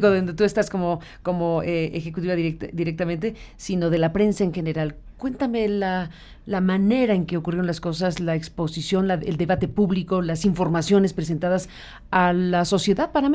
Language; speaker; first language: Spanish; native; Spanish